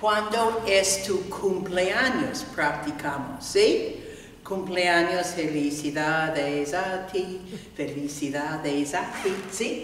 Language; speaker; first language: Spanish; non-native, fluent; English